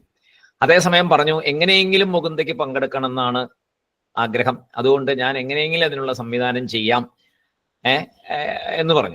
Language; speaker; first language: Malayalam; native; Malayalam